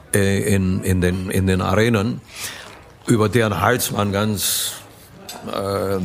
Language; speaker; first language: German; early bilingual, other home language; Romanian